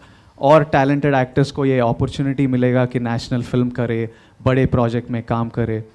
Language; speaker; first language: Hindi; non-native, local second language; Telugu